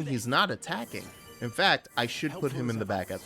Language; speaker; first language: English; native; English